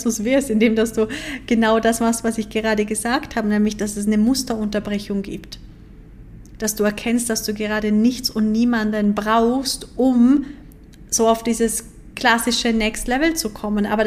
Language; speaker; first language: German; native; German